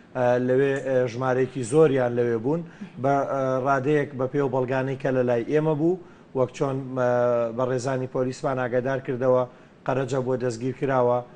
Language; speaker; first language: Central Kurdish; native; Central Kurdish